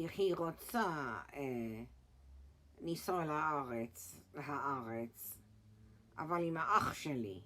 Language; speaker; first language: Hebrew; early bilingual, heritage; English